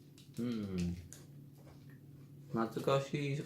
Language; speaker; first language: Japanese; non-native, learner; Spanish